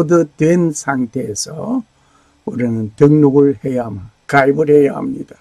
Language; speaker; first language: Korean; native; Korean